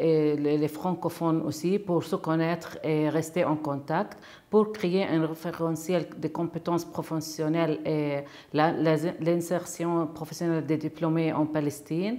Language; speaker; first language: French; non-native, fluent; Arabic